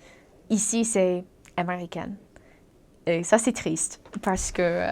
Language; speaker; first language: French; non-native, learner; English